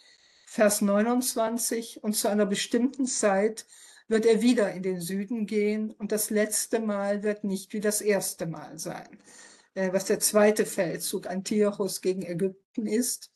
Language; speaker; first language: German; native; German